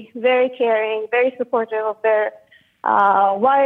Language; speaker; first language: English; non-native, fluent; Arabic